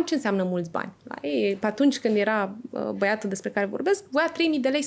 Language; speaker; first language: Romanian; native; Romanian